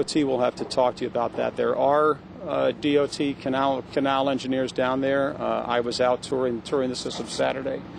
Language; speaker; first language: English; native; English